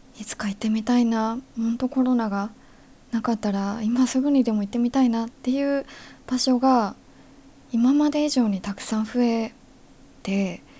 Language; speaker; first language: Japanese; native; Japanese